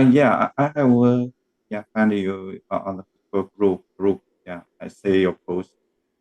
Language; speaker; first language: English; non-native, learner; Chinese